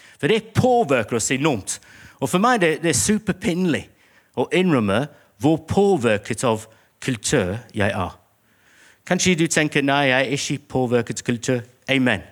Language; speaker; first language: Norwegian; non-native, fluent; English